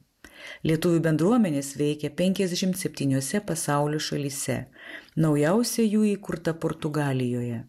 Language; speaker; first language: Lithuanian; native; Lithuanian